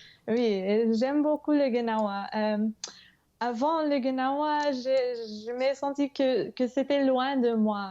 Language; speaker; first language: French; non-native, fluent; English